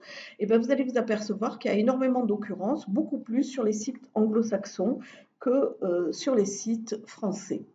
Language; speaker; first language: French; native; French